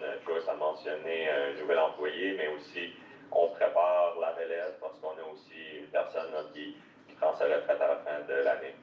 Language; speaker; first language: French; native; French